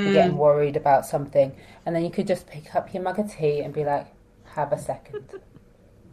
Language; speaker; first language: English; native; English